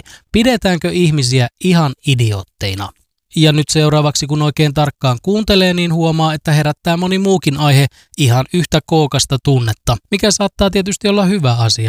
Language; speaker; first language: Finnish; native; Finnish